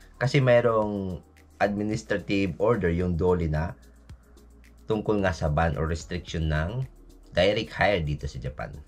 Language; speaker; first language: Filipino; native; Filipino